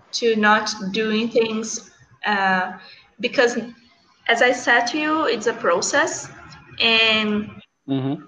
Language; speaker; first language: English; non-native, learner; Portuguese